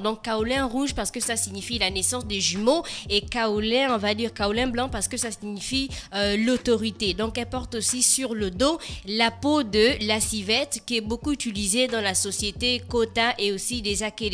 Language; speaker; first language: French; native; French